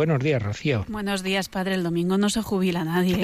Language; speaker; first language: Spanish; native; Spanish